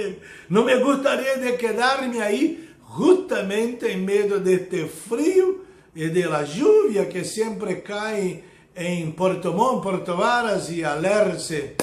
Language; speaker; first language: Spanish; non-native, fluent; Portuguese